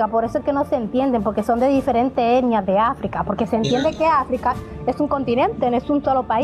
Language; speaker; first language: Spanish; native; Spanish